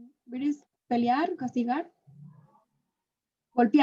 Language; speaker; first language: English; non-native, learner; Spanish